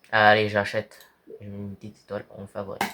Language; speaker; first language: French; native; French